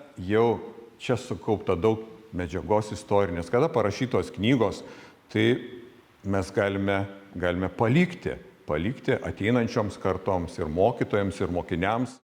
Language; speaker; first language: Lithuanian; native; Lithuanian